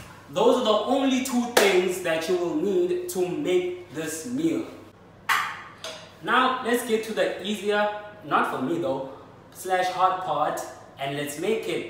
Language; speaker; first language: English; non-native, local second language; Xhosa